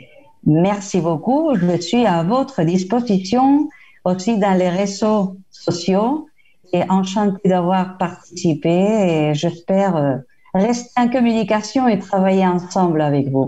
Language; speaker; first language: French; non-native, fluent; Spanish